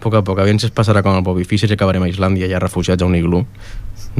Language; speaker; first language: Catalan; native; Catalan